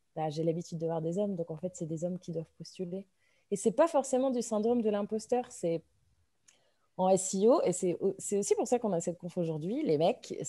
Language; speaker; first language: French; native; French